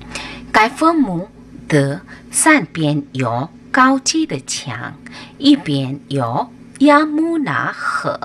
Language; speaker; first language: Chinese; non-native, learner; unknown